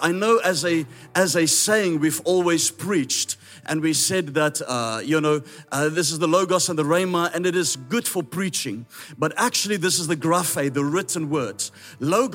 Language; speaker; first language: English; non-native, local second language; Afrikaans